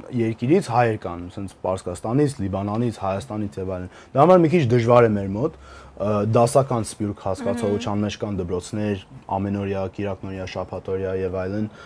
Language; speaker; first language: Armenian; early bilingual, heritage; Armenian